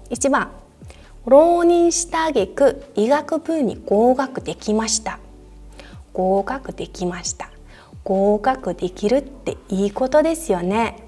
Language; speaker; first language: Japanese; non-native, fluent; Mongolian